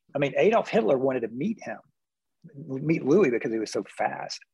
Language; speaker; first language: English; native; English